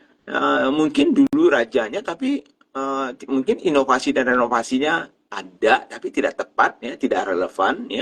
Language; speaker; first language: Indonesian; native; Indonesian